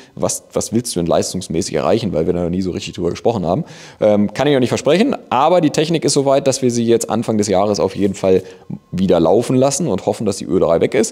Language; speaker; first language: German; native; German